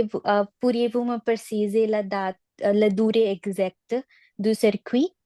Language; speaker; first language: French; non-native, learner; Punjabi